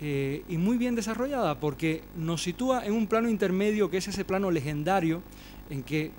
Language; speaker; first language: Spanish; native; Spanish